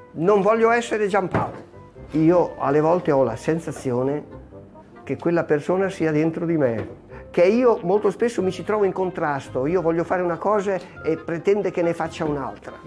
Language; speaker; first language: Italian; native; Italian